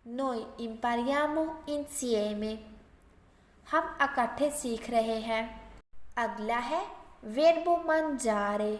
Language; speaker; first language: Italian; non-native, fluent; Urdu